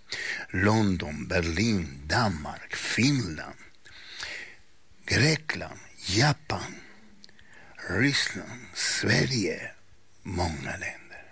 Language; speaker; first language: Swedish; non-native, fluent; Spanish